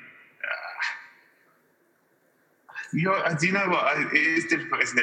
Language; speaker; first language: English; native; English